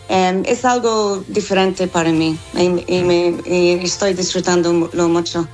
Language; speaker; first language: Spanish; non-native, fluent; English